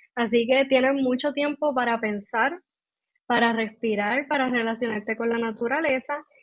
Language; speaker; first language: Spanish; native; Spanish